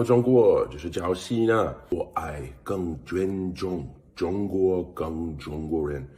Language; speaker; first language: Chinese; non-native, learner; English